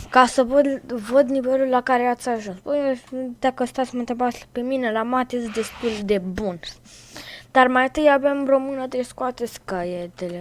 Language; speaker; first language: Romanian; native; Romanian